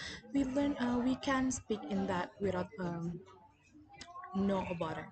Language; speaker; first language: English; non-native, learner; Indonesian